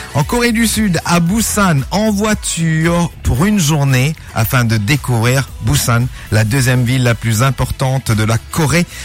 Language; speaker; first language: French; non-native, local second language; Morisyen